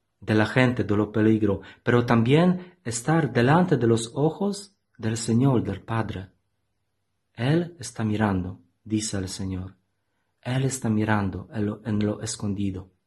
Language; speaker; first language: Spanish; non-native, learner; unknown